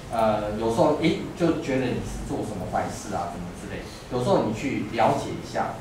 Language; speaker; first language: Chinese; native; Chinese